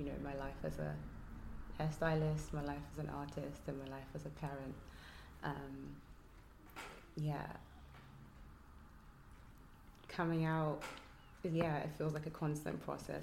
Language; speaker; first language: English; non-native, local second language; Yoruba